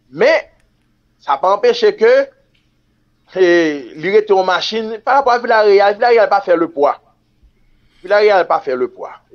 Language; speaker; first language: French; non-native, local second language; Haitian Creole